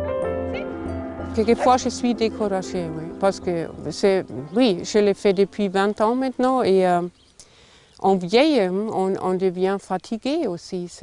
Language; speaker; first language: French; non-native, fluent; German